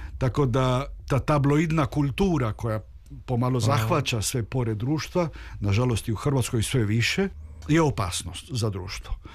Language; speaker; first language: Croatian; early bilingual, heritage; Croatian